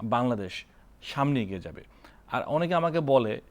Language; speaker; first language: Bangla; native; Bangla